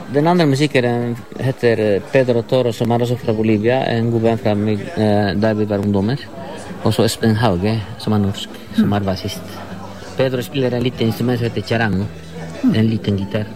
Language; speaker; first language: Norwegian; non-native, fluent; Spanish